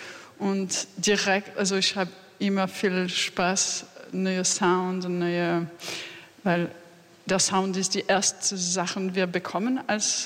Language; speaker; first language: German; non-native, learner; French